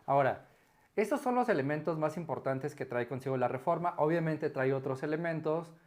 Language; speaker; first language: Spanish; native; Spanish